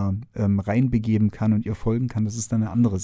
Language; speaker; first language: German; native; German